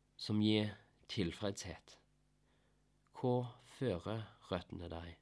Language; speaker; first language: Norwegian; non-native, fluent; English